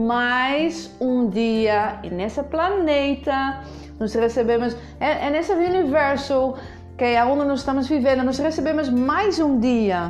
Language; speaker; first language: Portuguese; non-native, fluent; Dutch